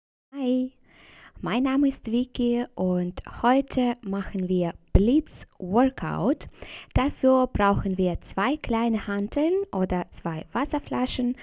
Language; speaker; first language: German; native; German